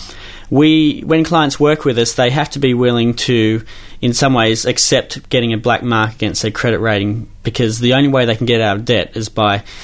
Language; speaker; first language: English; native; English